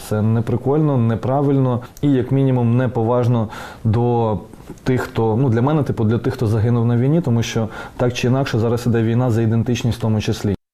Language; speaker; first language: Ukrainian; non-native, local second language; Russian